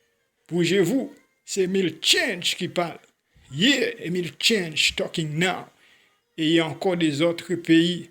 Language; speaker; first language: French; non-native, local second language; Haitian Creole